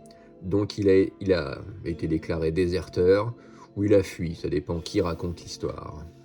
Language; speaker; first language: French; native; French